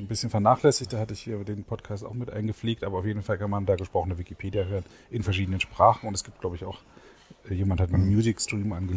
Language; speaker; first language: German; native; German